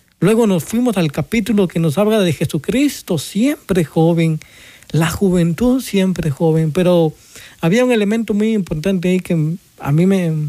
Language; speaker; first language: Spanish; native; Spanish